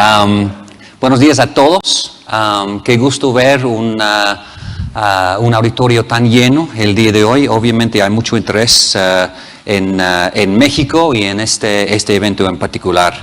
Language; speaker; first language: Spanish; non-native, fluent; English